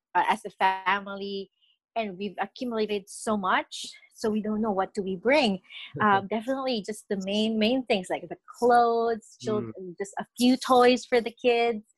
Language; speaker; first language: English; non-native, local second language; Filipino